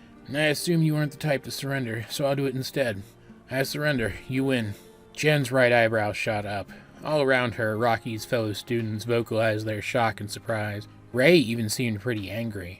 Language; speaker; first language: English; native; English